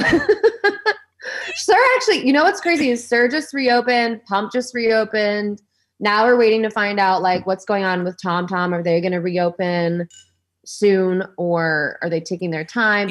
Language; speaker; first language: English; native; English